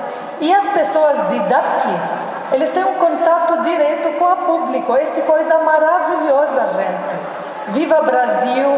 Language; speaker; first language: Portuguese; non-native, learner; Arabic